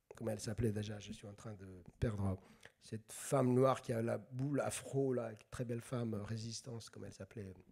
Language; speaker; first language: French; non-native, local second language; Somali